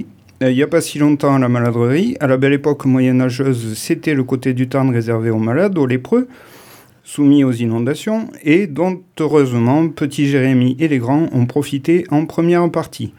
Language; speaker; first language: French; native; French